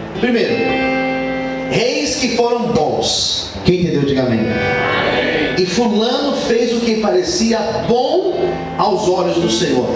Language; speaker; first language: Portuguese; native; Portuguese